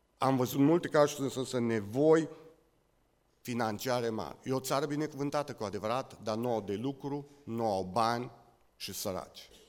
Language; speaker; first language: Romanian; native; Romanian